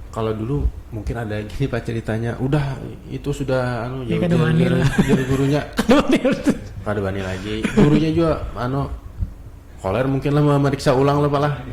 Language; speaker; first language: Indonesian; non-native, local second language; Banjar